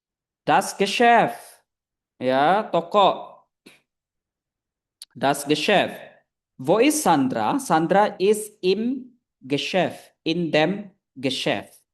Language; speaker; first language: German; non-native, fluent; Indonesian